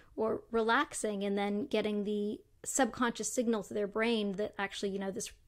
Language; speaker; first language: English; native; English